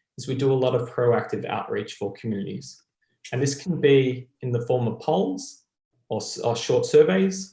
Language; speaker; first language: English; native; English